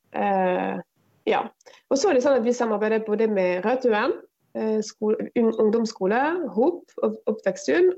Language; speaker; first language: Norwegian; non-native, fluent; Arabic